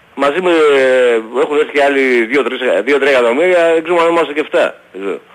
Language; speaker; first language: Greek; native; Greek